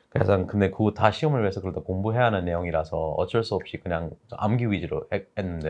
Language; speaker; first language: Korean; non-native, fluent; English